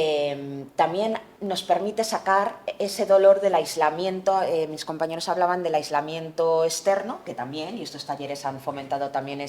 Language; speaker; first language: Spanish; native; Spanish